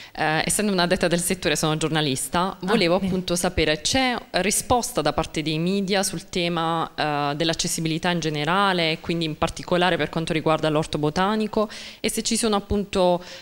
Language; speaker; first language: Italian; native; Italian